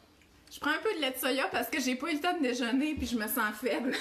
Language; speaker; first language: French; native; French